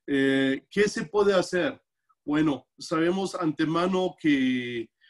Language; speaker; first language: Spanish; non-native, local second language; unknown